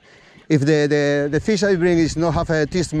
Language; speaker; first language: English; non-native, learner; French